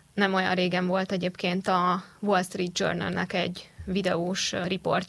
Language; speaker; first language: Hungarian; native; Hungarian